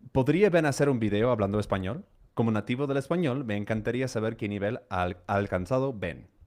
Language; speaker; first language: Spanish; non-native, fluent; English